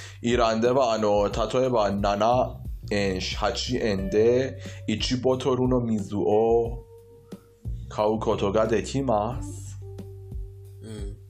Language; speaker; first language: Japanese; non-native, fluent; Persian